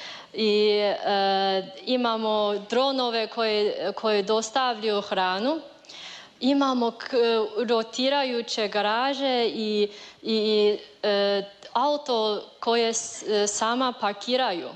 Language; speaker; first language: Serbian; non-native, learner; Chinese